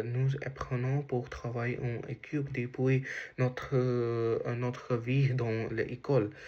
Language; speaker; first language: French; non-native, learner; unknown